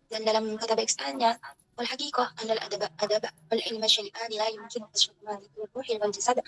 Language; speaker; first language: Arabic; non-native, learner; Indonesian